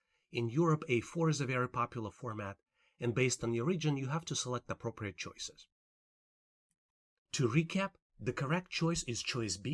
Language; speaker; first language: English; non-native, fluent; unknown